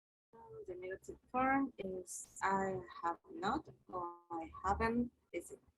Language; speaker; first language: English; non-native, learner; Spanish